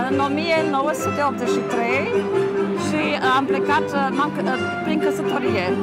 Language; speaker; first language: Romanian; non-native, local second language; German